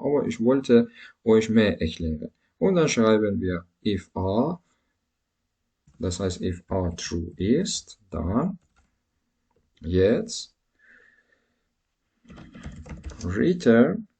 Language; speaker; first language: German; non-native, learner; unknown